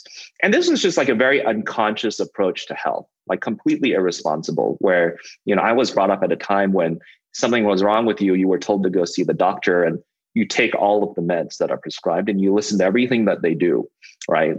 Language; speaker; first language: English; non-native, local second language; Cantonese